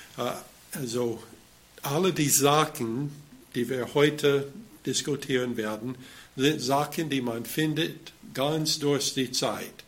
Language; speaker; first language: German; non-native, fluent; English